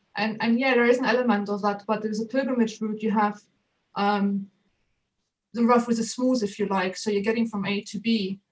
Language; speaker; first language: English; non-native, fluent; German